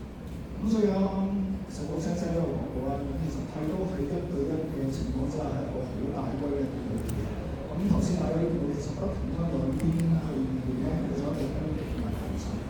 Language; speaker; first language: Cantonese; native; Cantonese